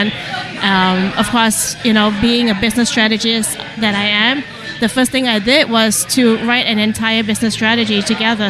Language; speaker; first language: English; non-native, local second language; Cantonese